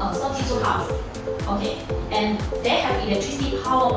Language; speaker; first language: English; non-native, learner; Chinese